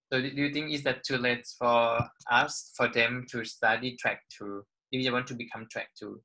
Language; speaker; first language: English; non-native, fluent; Thai